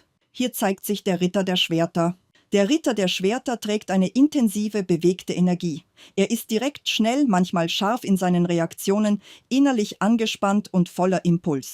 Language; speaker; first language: German; native; German